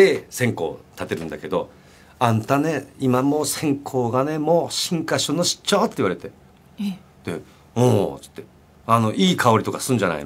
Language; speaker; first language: Japanese; native; Japanese